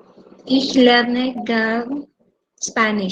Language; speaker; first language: German; non-native, learner; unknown